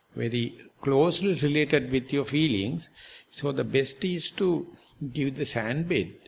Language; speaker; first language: English; non-native, local second language; Sinhala